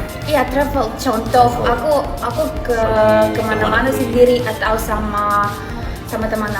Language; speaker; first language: Indonesian; non-native, learner; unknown